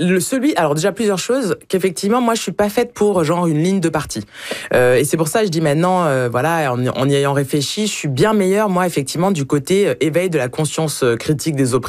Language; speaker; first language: French; native; French